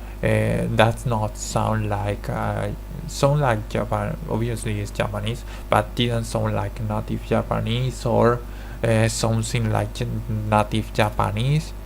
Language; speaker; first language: English; non-native, learner; Spanish